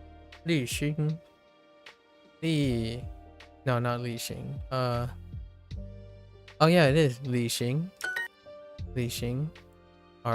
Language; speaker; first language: Chinese; non-native, learner; English